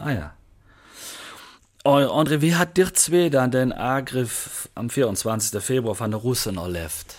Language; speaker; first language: German; native; German